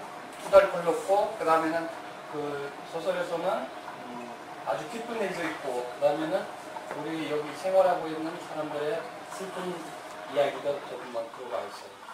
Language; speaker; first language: Korean; non-native, fluent; Kyrgyz